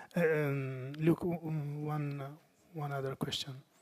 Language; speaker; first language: English; non-native, fluent; Italian